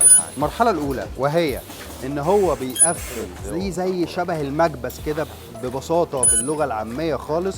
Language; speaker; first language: Arabic; native; Arabic